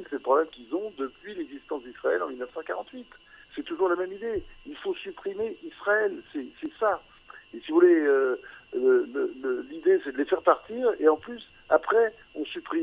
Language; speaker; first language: French; native; French